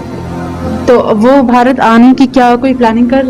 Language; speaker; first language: Hindi; native; Hindi